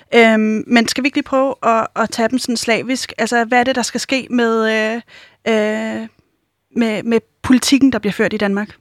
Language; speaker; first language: Danish; native; Danish